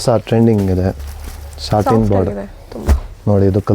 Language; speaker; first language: Kannada; non-native, local second language; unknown